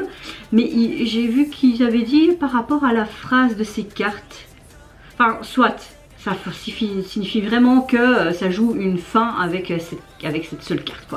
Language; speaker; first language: French; native; French